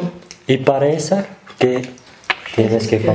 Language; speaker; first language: Spanish; non-native, learner; Turkish